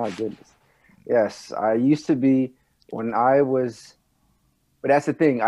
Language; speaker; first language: English; non-native, fluent; French